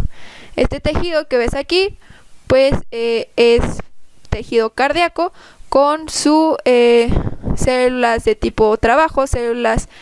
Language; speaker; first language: Spanish; native; Spanish